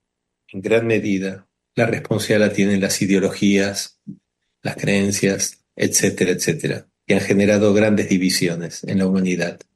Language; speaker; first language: Spanish; native; Spanish